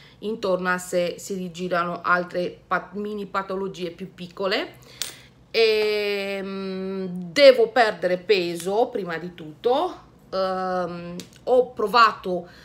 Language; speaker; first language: Italian; non-native, fluent; Romanian